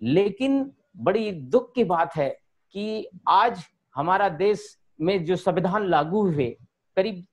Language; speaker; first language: Hindi; native; Hindi